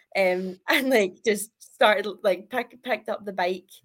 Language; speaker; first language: English; native; English